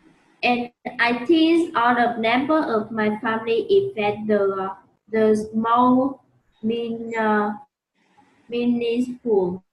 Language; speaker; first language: English; non-native, learner; Vietnamese